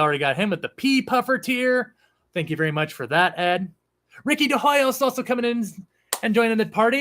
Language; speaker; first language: English; native; English